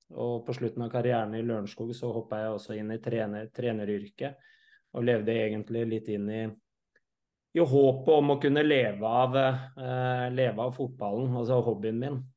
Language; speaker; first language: Norwegian; native; Norwegian